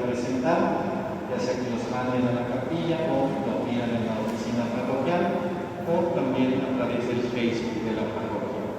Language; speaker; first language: Spanish; native; Spanish